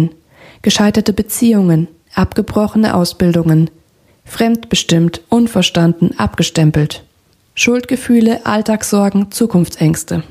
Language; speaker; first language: German; native; German